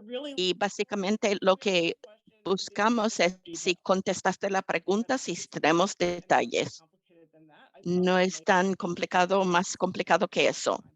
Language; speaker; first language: Spanish; non-native, fluent; English